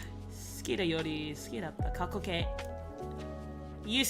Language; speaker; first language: Japanese; non-native, learner; English